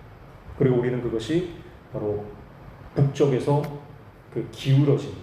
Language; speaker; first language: Korean; native; Korean